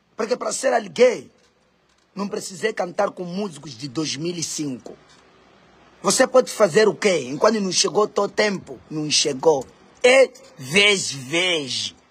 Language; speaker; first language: Portuguese; non-native, local second language; Makhuwa